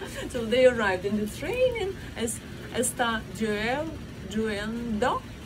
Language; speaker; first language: English; non-native, fluent; Russian